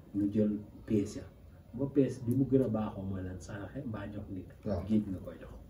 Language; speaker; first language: Wolof; native; Wolof